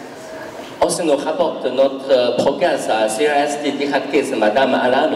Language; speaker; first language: French; non-native, learner; Chinese